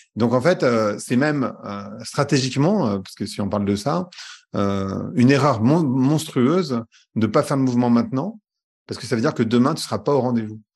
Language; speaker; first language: French; native; French